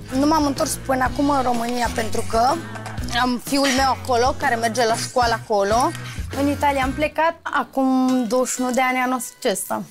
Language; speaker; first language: Romanian; native; Romanian